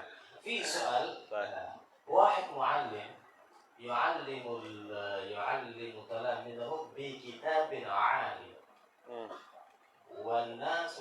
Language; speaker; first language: Arabic; non-native, fluent; Indonesian